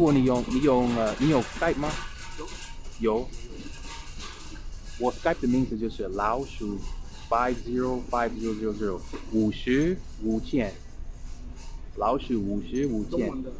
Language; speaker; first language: Chinese; non-native, fluent; English